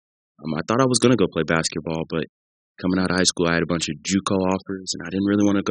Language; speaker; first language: English; native; English